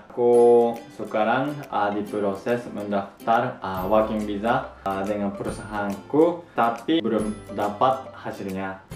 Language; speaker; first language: Indonesian; non-native, fluent; Japanese